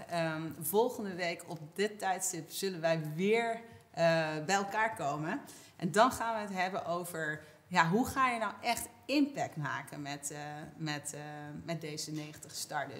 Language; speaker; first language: Dutch; native; Dutch